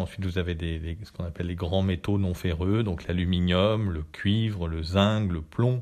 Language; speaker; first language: French; native; French